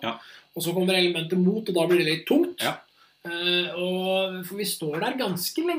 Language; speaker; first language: Norwegian; native; Norwegian